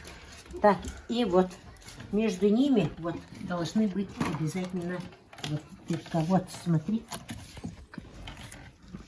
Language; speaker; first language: Russian; non-native, local second language; Yakut